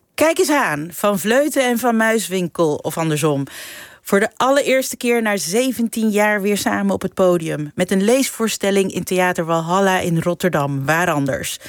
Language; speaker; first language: Dutch; non-native, local second language; Papiamento